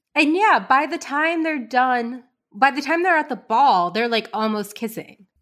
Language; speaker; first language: English; early bilingual, other home language; Hindi